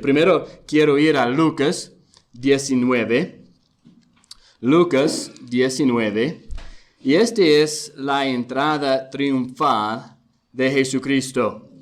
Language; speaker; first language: Spanish; non-native, fluent; English